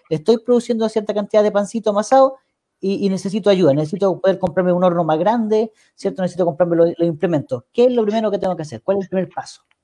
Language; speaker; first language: Spanish; native; Spanish